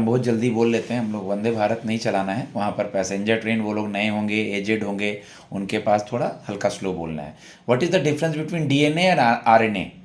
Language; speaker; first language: Hindi; native; Hindi